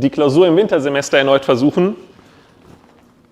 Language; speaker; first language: German; native; German